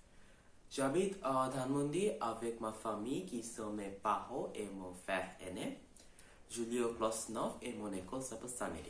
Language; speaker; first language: French; non-native, learner; Bangla